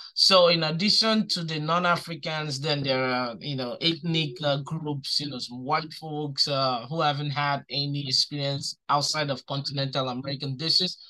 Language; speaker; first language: English; non-native, local second language; Igbo